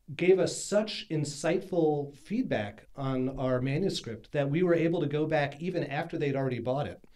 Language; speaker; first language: English; native; English